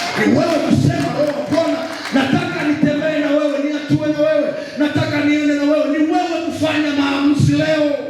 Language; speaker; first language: Swahili; non-native, local second language; Nande